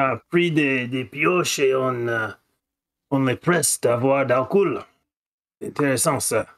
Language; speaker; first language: French; non-native, fluent; English